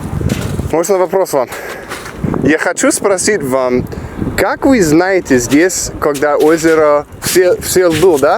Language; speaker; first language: Russian; non-native, learner; English